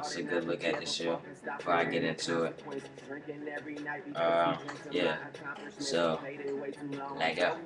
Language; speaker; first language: English; native; English